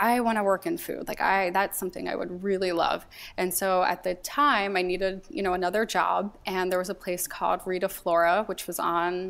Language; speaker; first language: English; native; English